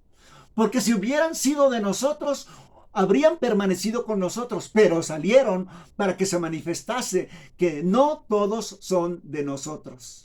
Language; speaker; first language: Spanish; native; Spanish